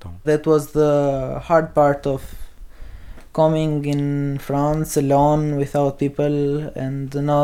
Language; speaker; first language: English; non-native, learner; Albanian